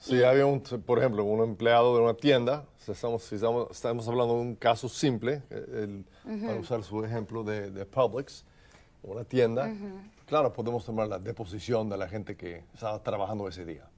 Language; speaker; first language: Spanish; non-native, fluent; English